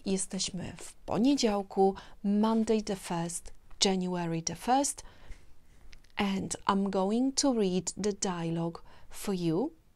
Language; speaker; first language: English; non-native, fluent; Polish